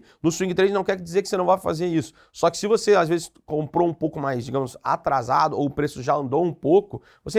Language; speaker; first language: Portuguese; native; Portuguese